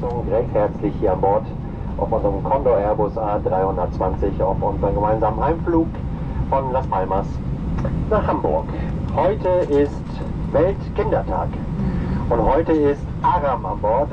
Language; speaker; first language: German; native; German